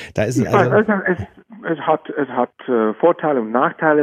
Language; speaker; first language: German; non-native, fluent; Czech